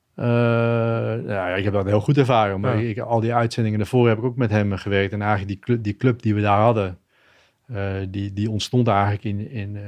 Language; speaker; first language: Dutch; native; Dutch